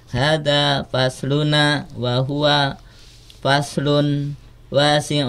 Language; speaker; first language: Arabic; non-native, learner; Indonesian